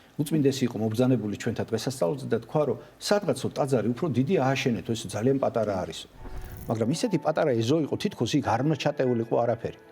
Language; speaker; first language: Georgian; native; Georgian